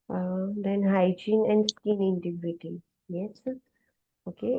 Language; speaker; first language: English; non-native, local second language; Gujarati